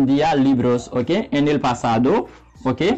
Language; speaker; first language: Spanish; non-native, learner; Haitian Creole